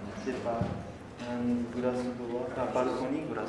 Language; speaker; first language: English; non-native, learner; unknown